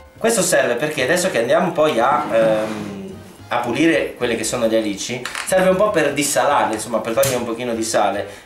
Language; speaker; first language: Italian; native; Italian